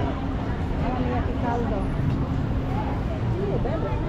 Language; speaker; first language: Italian; non-native, learner; Filipino